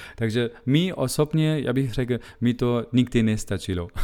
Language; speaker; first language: Czech; non-native, learner; German